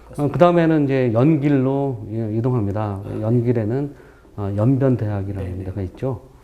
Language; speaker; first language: Korean; native; Korean